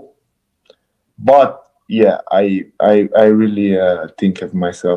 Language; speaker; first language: English; non-native, fluent; Romanian